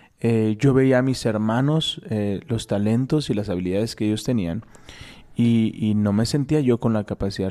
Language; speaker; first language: Spanish; native; Spanish